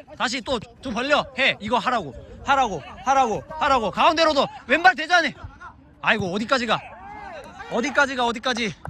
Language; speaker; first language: Korean; native; Korean